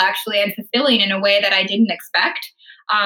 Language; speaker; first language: English; native; English